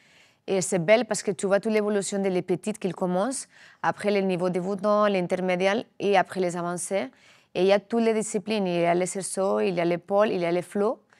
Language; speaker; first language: French; non-native, learner; Spanish